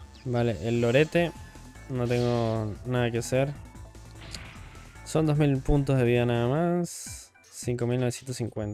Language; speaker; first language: Spanish; native; Spanish